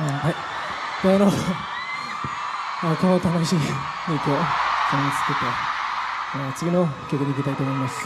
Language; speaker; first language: Japanese; non-native, fluent; Korean